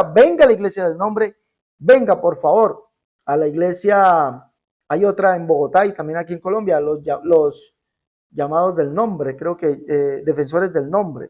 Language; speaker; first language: Spanish; native; Spanish